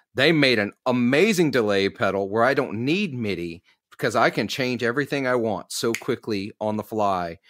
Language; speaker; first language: English; native; English